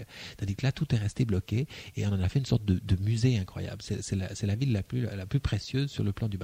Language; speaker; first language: French; native; French